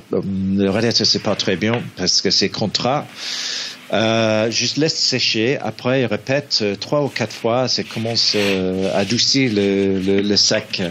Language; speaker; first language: French; non-native, learner; English